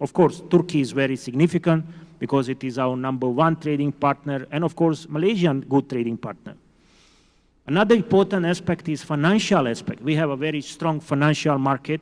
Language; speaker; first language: English; non-native, fluent; Bosnian